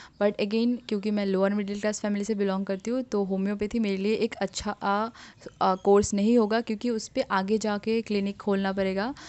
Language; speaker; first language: Hindi; non-native, local second language; Assamese